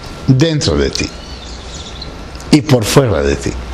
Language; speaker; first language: Spanish; native; Spanish